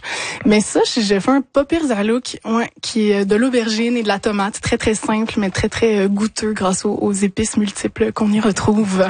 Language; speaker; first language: French; native; French